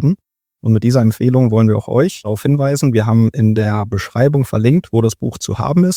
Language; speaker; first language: German; native; German